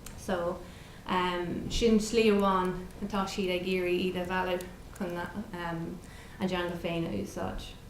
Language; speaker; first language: Irish; non-native, local second language; English